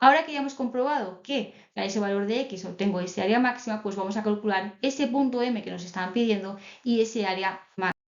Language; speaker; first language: Spanish; native; Spanish